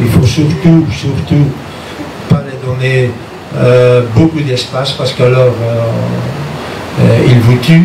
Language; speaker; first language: French; non-native, fluent; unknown